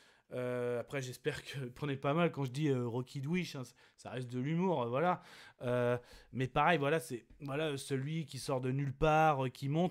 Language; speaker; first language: French; native; French